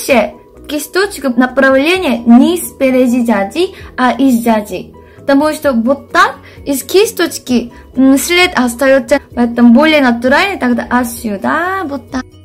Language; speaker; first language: Russian; non-native, fluent; Korean